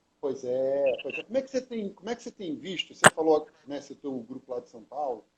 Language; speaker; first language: Portuguese; native; Portuguese